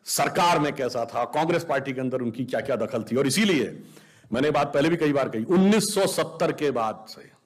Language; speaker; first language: Hindi; native; Hindi